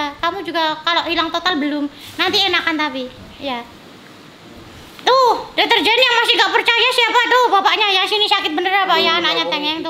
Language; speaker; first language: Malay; non-native, local second language; Javanese